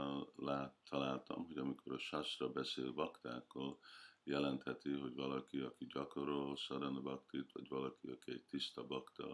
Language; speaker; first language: Hungarian; early bilingual, heritage; Hungarian